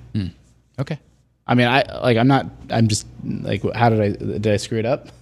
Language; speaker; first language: English; native; English